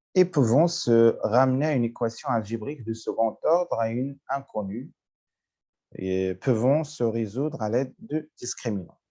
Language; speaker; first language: French; non-native, local second language; Arabic